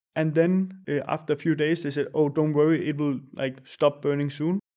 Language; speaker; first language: English; non-native, fluent; Danish